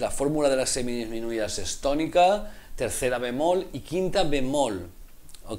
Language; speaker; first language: Spanish; native; Spanish